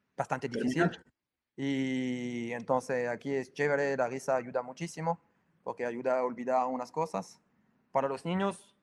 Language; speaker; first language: Spanish; non-native, fluent; French